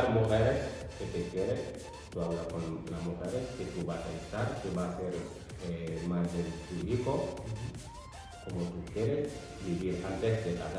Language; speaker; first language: Spanish; non-native, learner; Fula